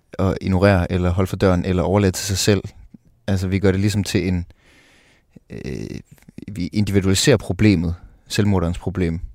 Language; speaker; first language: Danish; native; Danish